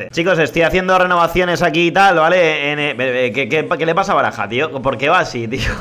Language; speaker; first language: Spanish; native; Spanish